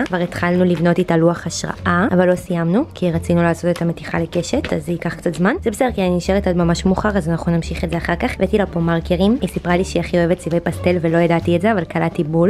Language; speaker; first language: Hebrew; native; Hebrew